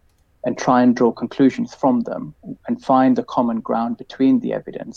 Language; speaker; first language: English; native; English